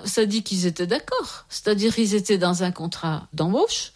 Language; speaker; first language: French; native; French